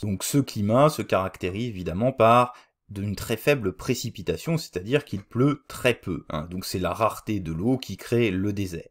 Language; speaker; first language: French; native; French